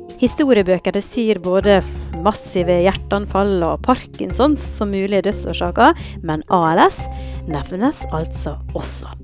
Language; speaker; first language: Norwegian; native; Norwegian